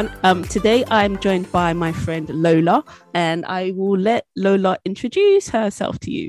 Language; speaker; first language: English; native; English